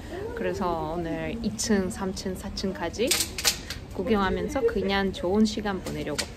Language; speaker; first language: Korean; non-native, fluent; Russian